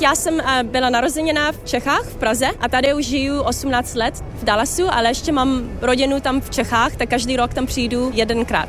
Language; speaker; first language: Czech; early bilingual, heritage; Czech